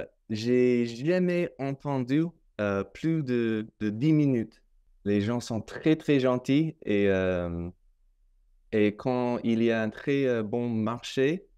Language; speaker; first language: French; non-native, fluent; English